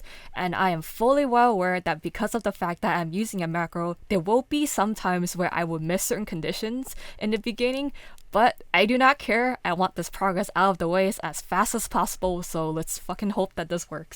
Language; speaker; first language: English; native; English